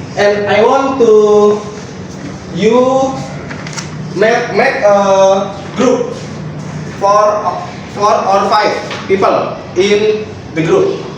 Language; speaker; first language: English; non-native, learner; Indonesian